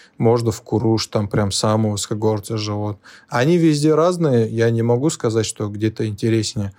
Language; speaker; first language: Russian; non-native, local second language; Lezghian